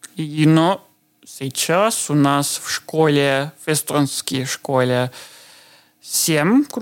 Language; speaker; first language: Russian; non-native, learner; Estonian